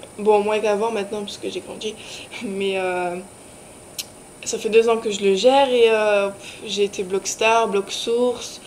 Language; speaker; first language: French; native; French